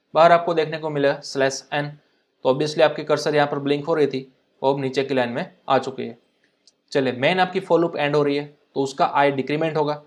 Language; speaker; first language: Hindi; non-native, local second language; Gujarati